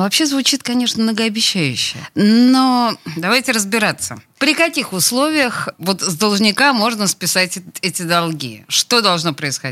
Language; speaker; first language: Russian; native; Russian